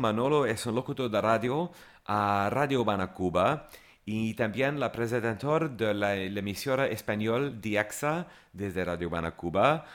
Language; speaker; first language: Spanish; non-native, learner; English